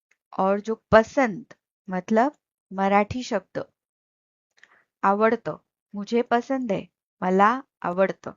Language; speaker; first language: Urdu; non-native, local second language; Marathi